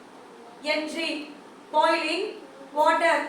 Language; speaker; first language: English; non-native, local second language; Tamil